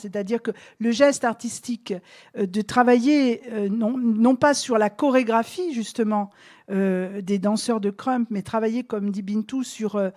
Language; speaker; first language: French; native; French